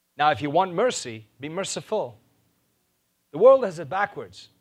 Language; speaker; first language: English; non-native, local second language; Afrikaans